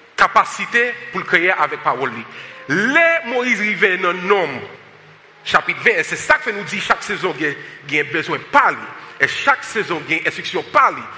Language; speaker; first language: French; non-native, local second language; Haitian Creole